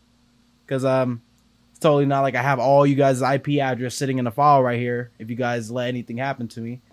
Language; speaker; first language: English; native; English